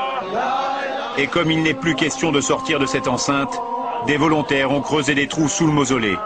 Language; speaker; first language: French; native; French